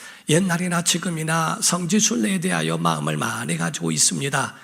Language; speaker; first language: Korean; native; Korean